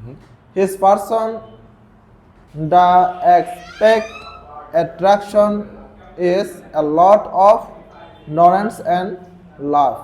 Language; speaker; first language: English; non-native, learner; Bangla